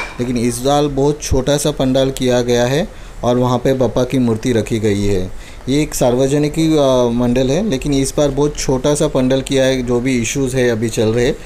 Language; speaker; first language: Hindi; non-native, local second language; Marathi